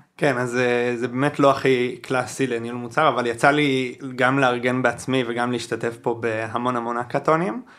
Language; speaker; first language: Hebrew; native; Hebrew